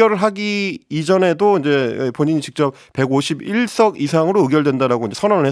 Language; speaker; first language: Korean; native; Korean